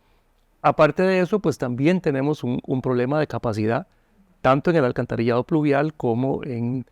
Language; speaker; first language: Spanish; native; Spanish